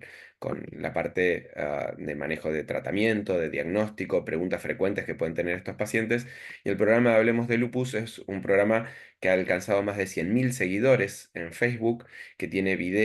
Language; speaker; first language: Spanish; native; Spanish